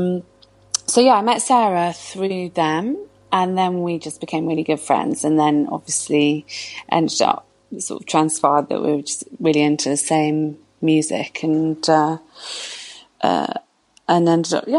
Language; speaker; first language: English; native; English